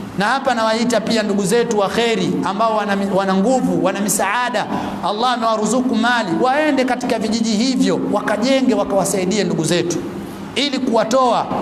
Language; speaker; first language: Swahili; native; Swahili